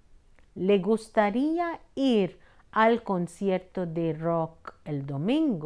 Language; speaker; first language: Spanish; non-native, fluent; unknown